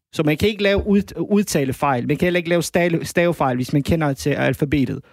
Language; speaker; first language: Danish; early bilingual, other home language; Bosnian